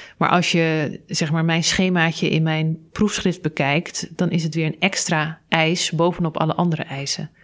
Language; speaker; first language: Dutch; native; Dutch